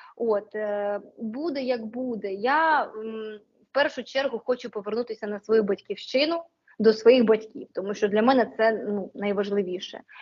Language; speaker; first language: Ukrainian; non-native, local second language; Russian